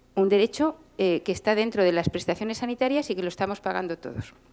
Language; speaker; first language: Spanish; native; Spanish